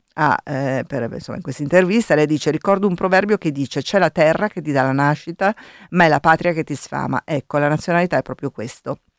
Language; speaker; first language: Italian; native; Italian